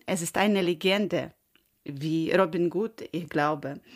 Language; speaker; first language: German; non-native, learner; Ukrainian